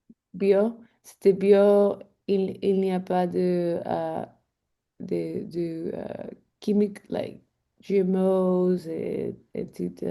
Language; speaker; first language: French; non-native, learner; English